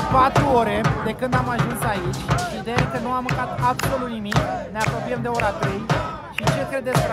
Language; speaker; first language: Romanian; native; Romanian